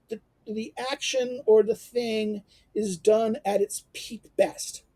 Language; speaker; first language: English; native; English